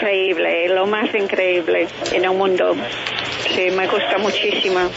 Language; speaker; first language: Spanish; non-native, learner; English